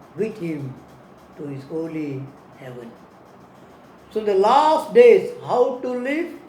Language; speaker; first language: English; non-native, local second language; Tamil